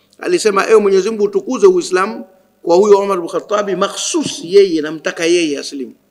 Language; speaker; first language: Swahili; native; Swahili